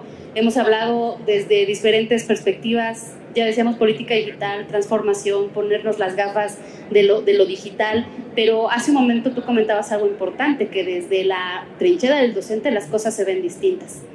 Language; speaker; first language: Spanish; native; Spanish